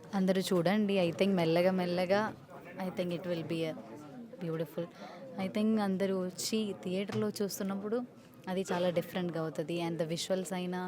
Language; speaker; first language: Telugu; non-native, learner; Malayalam